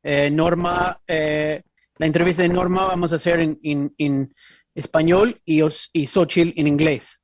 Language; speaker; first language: Spanish; non-native, fluent; English